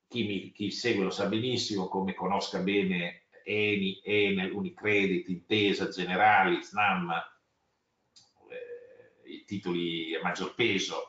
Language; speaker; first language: Italian; native; Italian